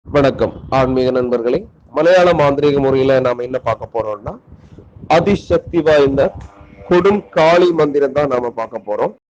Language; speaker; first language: Tamil; non-native, local second language; Malayalam